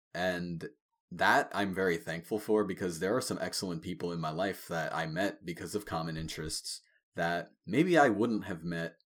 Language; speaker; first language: English; native; English